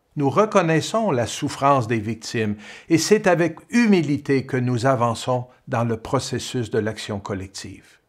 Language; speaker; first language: French; native; French